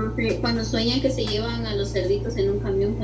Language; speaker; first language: Spanish; native; Spanish